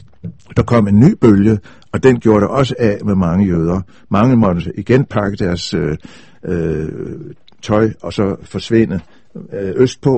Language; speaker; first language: Danish; native; Danish